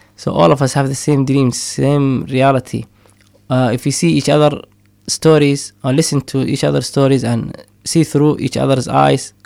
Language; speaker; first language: English; non-native, fluent; Somali